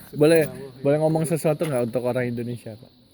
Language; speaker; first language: Indonesian; native; Indonesian